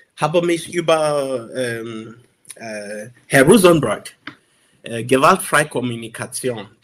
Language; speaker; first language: German; non-native, learner; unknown